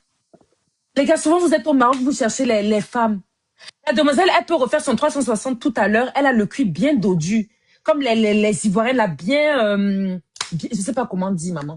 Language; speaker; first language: French; native; French